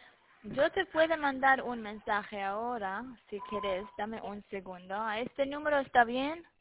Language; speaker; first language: Spanish; early bilingual, heritage; Spanish